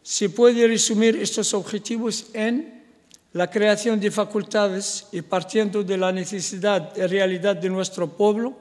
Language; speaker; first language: Spanish; non-native, local second language; Arabic